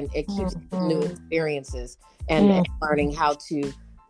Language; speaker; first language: English; native; English